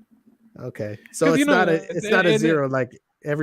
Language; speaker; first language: English; native; English